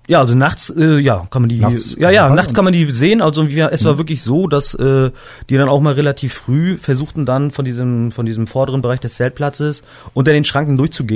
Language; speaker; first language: German; native; German